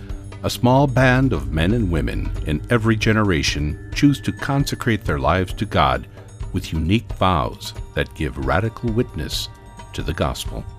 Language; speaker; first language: English; native; English